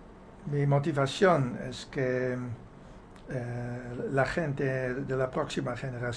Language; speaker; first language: Spanish; non-native, fluent; Dutch